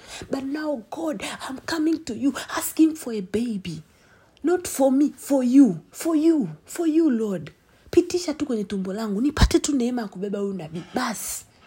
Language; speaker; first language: English; non-native, local second language; Swahili